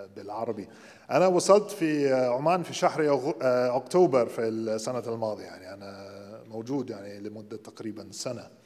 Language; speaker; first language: Arabic; non-native, fluent; English